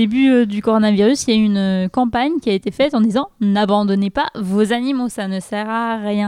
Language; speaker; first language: French; native; French